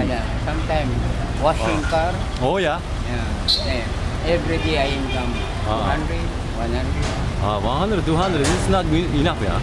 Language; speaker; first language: English; non-native, learner; Filipino